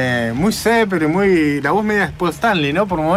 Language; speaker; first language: Spanish; native; Spanish